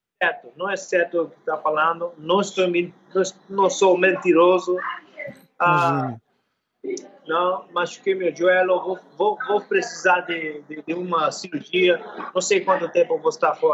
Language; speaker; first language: Portuguese; non-native, learner; English